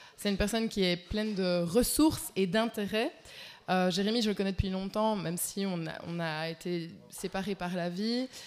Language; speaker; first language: French; native; French